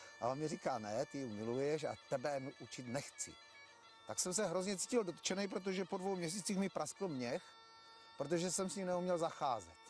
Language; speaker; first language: Czech; early bilingual, other home language; Greek